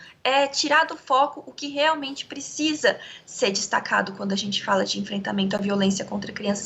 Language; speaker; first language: Portuguese; native; Portuguese